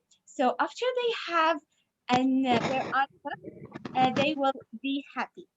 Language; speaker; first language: English; non-native, learner; Arabic